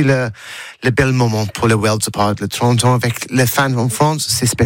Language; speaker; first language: French; non-native, learner; English